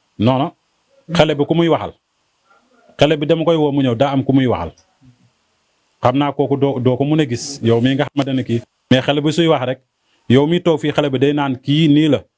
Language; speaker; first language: Wolof; non-native, local second language; Serer